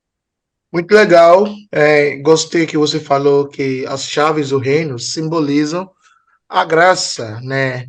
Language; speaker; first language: Portuguese; non-native, fluent; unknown